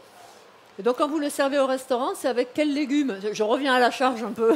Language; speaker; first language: French; native; French